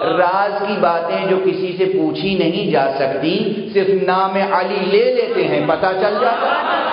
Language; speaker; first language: Urdu; native; Urdu